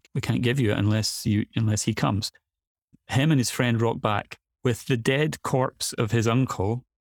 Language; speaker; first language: English; native; English